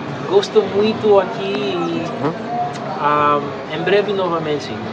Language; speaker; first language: Portuguese; non-native, learner; English